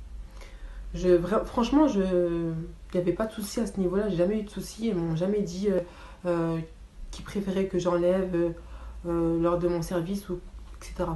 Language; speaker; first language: French; early bilingual, other home language; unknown